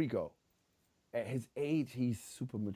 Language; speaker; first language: English; native; English